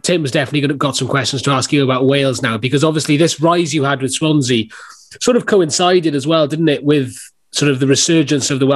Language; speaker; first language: English; native; English